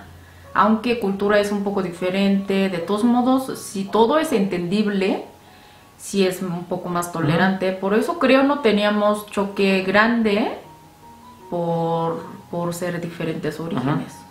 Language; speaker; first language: Spanish; non-native, fluent; Korean